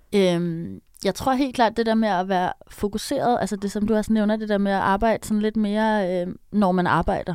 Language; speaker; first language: Danish; native; Danish